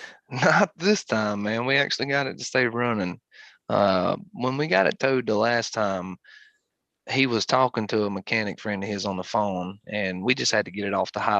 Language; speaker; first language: English; native; English